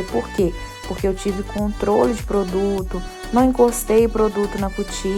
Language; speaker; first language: Portuguese; native; Portuguese